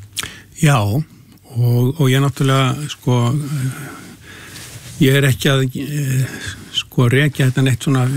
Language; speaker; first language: Icelandic; native; Icelandic